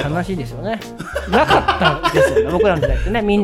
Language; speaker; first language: Japanese; native; Japanese